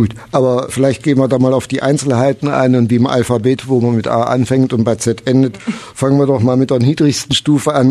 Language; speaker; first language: German; native; German